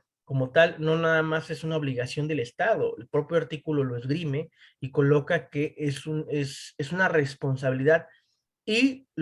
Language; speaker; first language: Spanish; native; Spanish